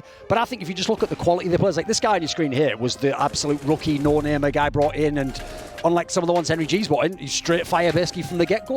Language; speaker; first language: English; native; English